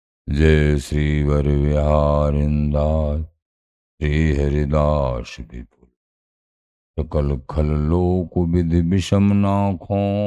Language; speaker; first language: Hindi; native; Hindi